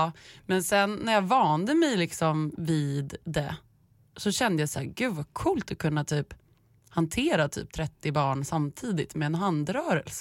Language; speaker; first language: Swedish; native; Swedish